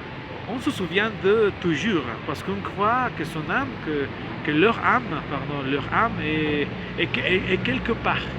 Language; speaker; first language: French; non-native, learner; Spanish